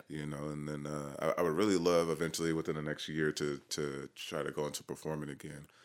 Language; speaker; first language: English; native; English